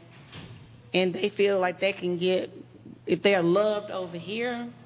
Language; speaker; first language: English; native; English